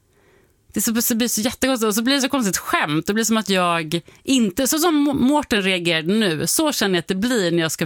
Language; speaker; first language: Swedish; native; Swedish